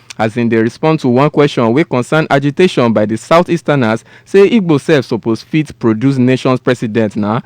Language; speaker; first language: Nigerian Pidgin; non-native, local second language; Yoruba